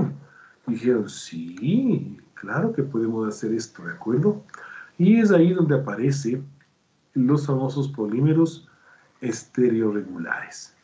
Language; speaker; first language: Spanish; native; Spanish